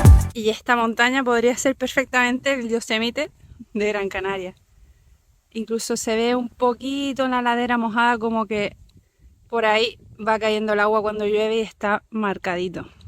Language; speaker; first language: Spanish; native; Spanish